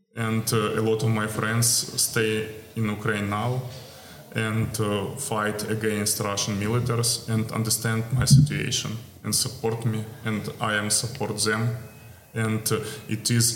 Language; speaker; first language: English; non-native, learner; Ukrainian